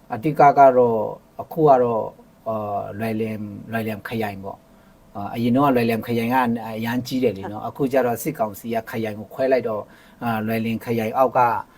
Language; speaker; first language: Burmese; non-native, local second language; Shan